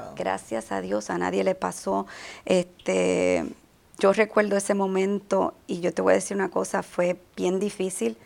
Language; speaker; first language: Spanish; native; Spanish